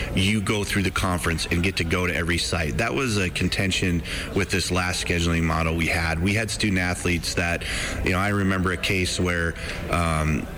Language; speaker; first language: English; native; English